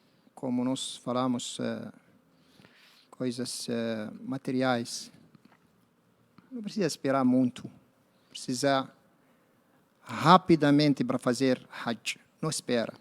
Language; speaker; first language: Portuguese; non-native, learner; Arabic